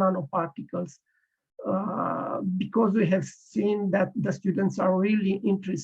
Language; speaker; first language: English; non-native, fluent; Romanian